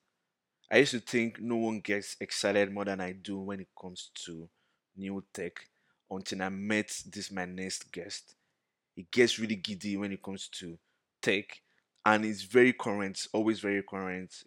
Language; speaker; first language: English; non-native, local second language; Yoruba